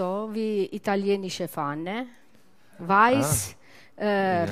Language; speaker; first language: German; non-native, learner; Italian